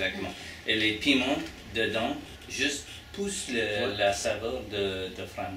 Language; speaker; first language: French; non-native, learner; English